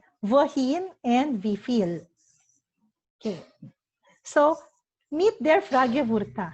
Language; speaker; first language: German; non-native, learner; Filipino